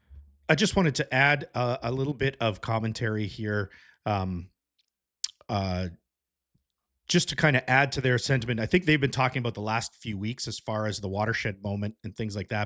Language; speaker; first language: English; native; English